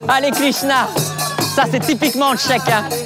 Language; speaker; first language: French; native; French